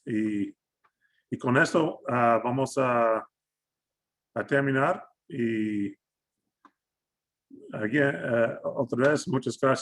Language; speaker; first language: Spanish; non-native, fluent; English